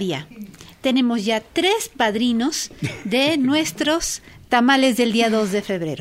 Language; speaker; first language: Spanish; native; Spanish